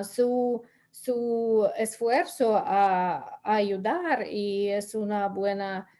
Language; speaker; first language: Spanish; non-native, fluent; English